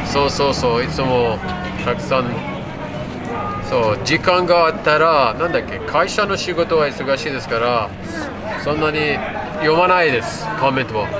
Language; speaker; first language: Japanese; non-native, learner; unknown